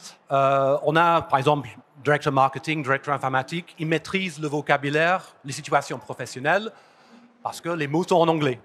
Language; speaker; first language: French; non-native, fluent; English